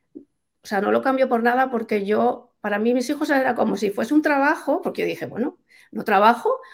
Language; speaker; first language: Spanish; native; Spanish